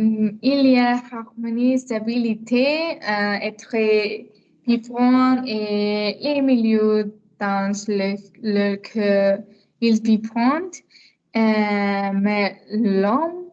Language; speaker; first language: French; non-native, learner; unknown